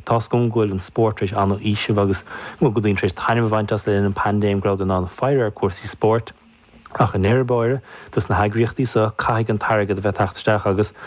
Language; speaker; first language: Irish; native; Irish